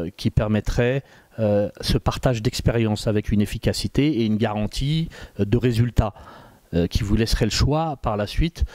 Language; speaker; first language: French; native; French